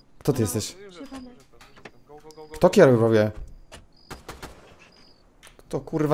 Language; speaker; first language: Polish; native; Polish